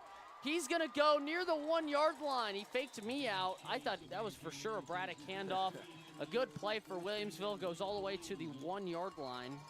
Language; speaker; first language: English; native; English